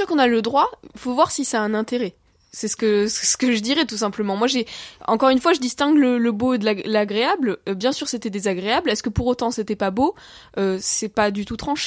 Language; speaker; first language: French; native; French